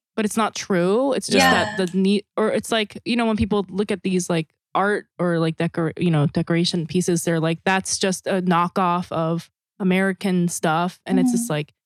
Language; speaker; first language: English; non-native, fluent; Korean